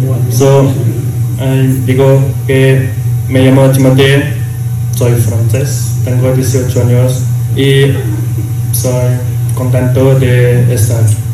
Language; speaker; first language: Spanish; non-native, learner; French